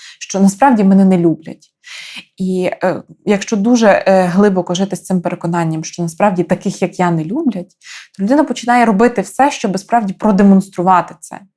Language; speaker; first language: Ukrainian; native; Ukrainian